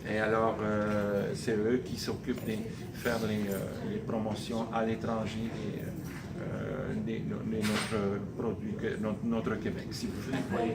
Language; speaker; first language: French; native; French